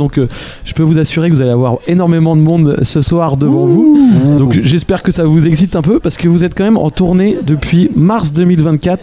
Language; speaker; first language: French; native; French